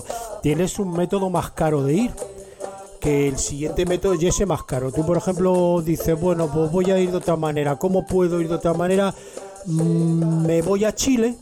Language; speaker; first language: Spanish; native; Spanish